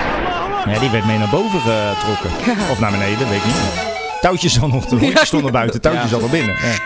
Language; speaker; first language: Dutch; native; Dutch